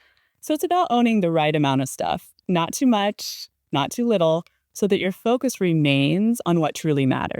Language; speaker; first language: English; native; English